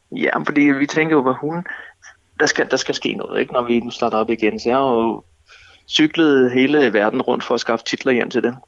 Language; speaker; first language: Danish; native; Danish